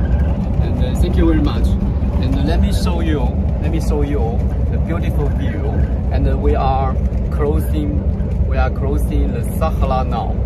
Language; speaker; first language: English; non-native, fluent; Chinese